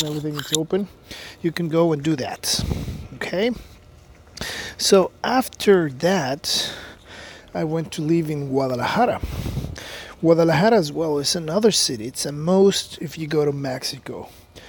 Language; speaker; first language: English; non-native, fluent; Spanish